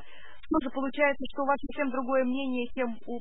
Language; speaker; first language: Russian; native; Russian